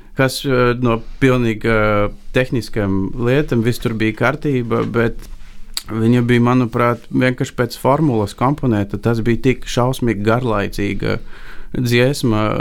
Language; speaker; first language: Latvian; non-native, fluent; Bulgarian